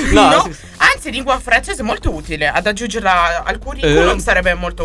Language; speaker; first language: Italian; native; Italian